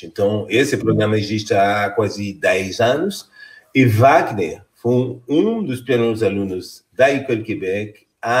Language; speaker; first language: Portuguese; non-native, fluent; French